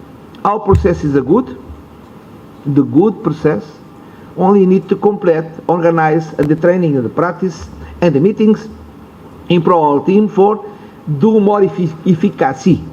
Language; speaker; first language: English; non-native, learner; Portuguese